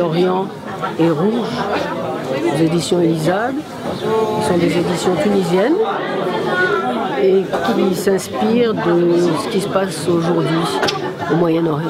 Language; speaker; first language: French; native; French